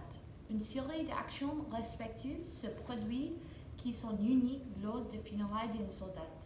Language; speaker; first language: French; non-native, learner; English